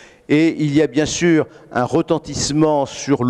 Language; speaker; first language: French; native; French